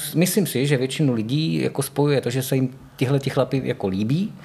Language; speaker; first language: Czech; native; Czech